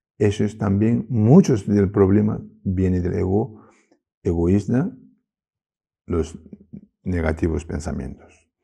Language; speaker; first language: Spanish; non-native, learner; Tibetan